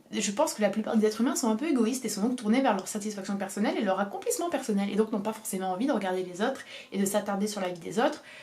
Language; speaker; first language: French; native; French